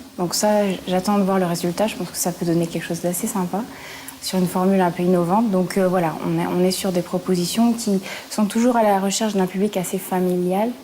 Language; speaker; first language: French; native; French